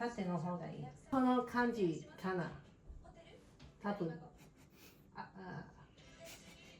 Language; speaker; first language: Japanese; non-native, learner; English